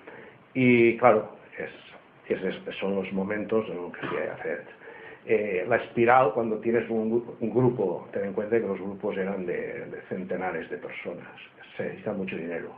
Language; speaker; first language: Spanish; native; Spanish